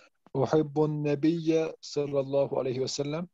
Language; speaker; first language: Arabic; non-native, learner; German